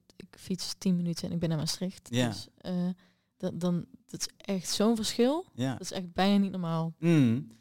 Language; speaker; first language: Dutch; non-native, local second language; Limburgish